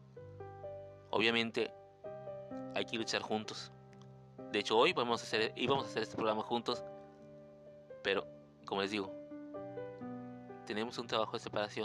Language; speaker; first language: Spanish; native; Spanish